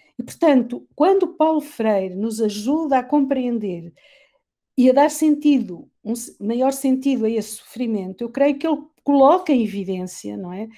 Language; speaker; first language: Portuguese; native; Portuguese